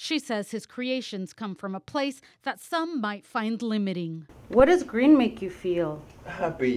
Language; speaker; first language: English; native; English